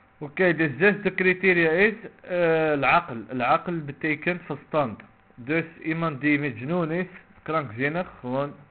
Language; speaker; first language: Dutch; non-native, local second language; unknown